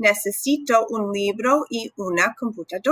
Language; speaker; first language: Spanish; non-native, fluent; English